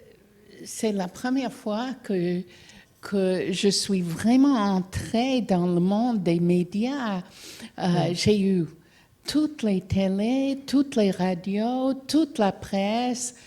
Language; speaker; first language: French; non-native, fluent; English